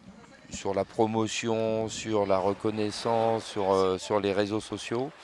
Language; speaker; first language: French; native; French